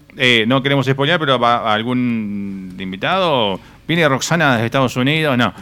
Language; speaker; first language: Spanish; native; Spanish